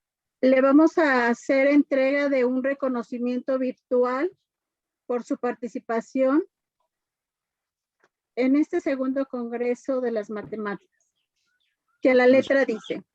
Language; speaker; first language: Spanish; native; Spanish